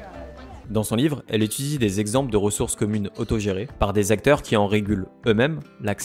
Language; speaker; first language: French; native; French